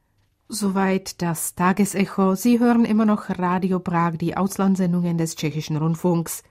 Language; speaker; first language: German; non-native, fluent; Czech